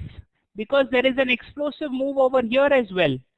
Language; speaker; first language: English; non-native, local second language; Hindi